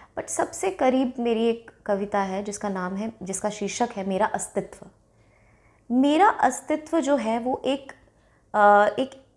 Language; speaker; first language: Hindi; non-native, local second language; Dogri